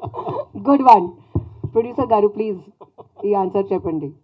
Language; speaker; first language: Telugu; non-native, fluent; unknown